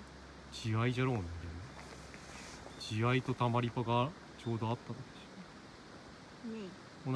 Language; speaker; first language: Japanese; native; Japanese